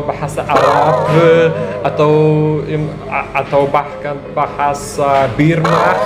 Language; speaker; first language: Indonesian; non-native, learner; Russian